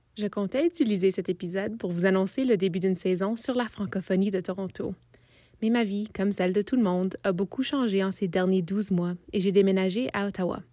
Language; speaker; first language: French; native; French